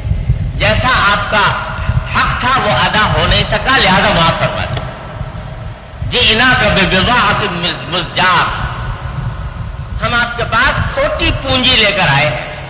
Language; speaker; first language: Urdu; native; Urdu